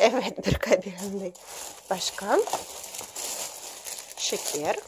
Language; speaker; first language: Turkish; non-native, learner; Russian